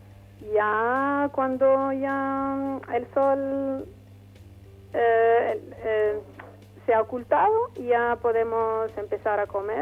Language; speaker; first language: Spanish; non-native, fluent; Arabic